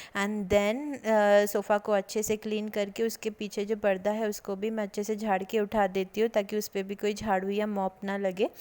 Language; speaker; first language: Hindi; non-native, local second language; Bangla